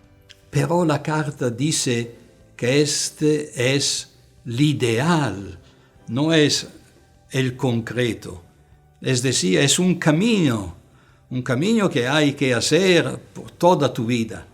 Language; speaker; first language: Spanish; non-native, fluent; Italian